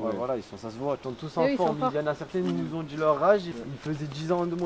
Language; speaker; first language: French; native; French